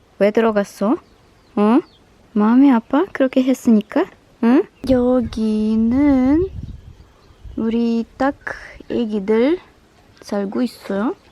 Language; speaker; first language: Korean; non-native, fluent; Russian